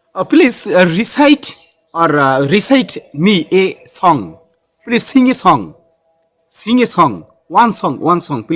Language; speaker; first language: English; non-native, learner; Bangla